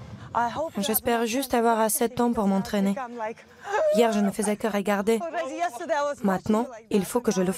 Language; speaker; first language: French; non-native, fluent; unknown